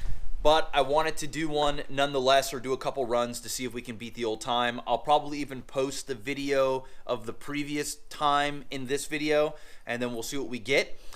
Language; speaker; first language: English; native; English